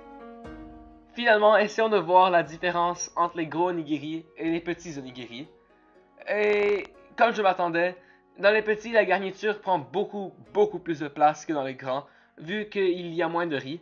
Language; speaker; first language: French; native; French